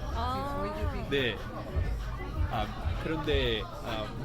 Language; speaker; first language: Korean; non-native, fluent; English